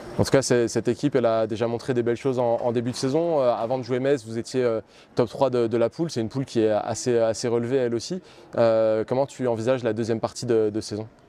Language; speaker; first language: French; native; French